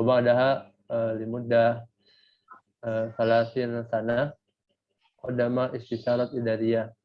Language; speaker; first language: Arabic; non-native, learner; Indonesian